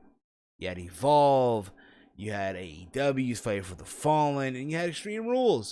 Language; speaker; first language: English; native; English